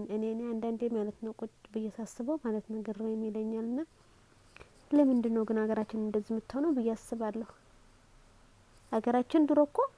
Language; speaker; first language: Amharic; non-native, local second language; Tigrinya